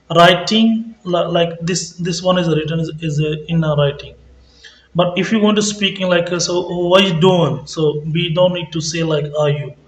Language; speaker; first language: English; non-native, local second language; Punjabi